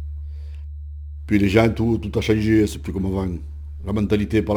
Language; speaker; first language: French; native; French